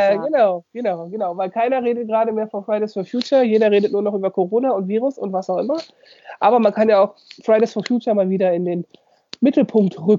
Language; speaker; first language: German; native; German